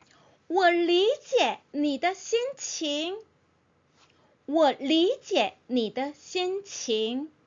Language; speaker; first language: Chinese; non-native, fluent; Korean